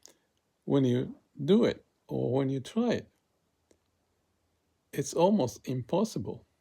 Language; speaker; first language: English; non-native, fluent; Japanese